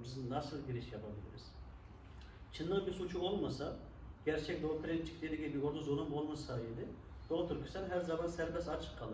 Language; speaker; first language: Turkish; non-native, learner; Uyghur